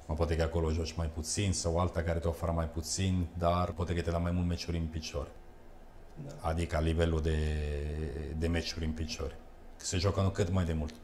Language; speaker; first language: Romanian; early bilingual, heritage; Romanian